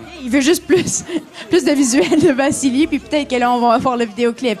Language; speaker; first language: French; native; French